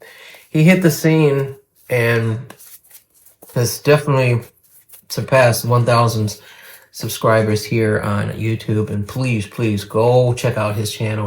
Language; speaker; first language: English; native; English